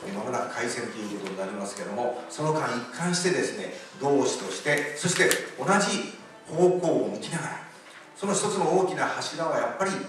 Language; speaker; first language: Japanese; native; Japanese